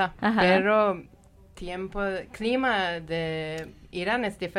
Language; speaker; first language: Spanish; non-native, learner; Persian